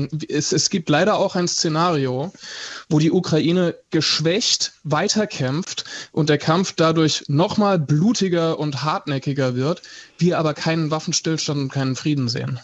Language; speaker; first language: German; native; German